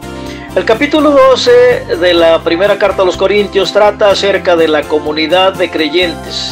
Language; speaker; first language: Spanish; native; Spanish